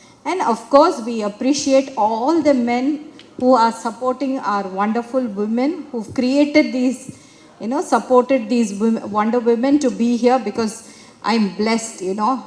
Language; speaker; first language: English; non-native, local second language; Tamil